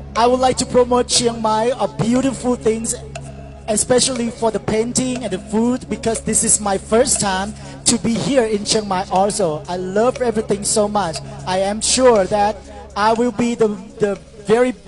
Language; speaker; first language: English; non-native, fluent; Thai